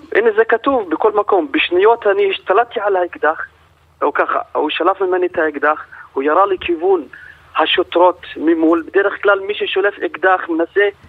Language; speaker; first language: Hebrew; non-native, local second language; Arabic